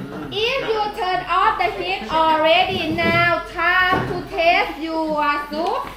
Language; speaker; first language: English; non-native, learner; Thai